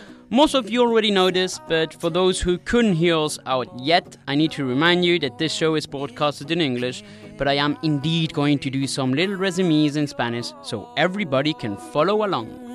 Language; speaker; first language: English; non-native, fluent; Spanish